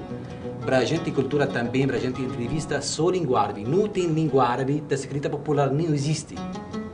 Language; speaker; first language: Portuguese; non-native, learner; Arabic